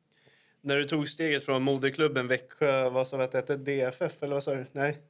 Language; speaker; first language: Swedish; native; Swedish